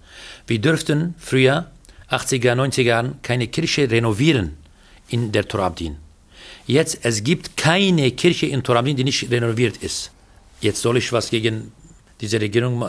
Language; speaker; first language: German; non-native, fluent; Turoyo